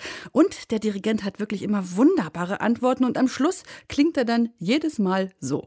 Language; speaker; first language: German; native; German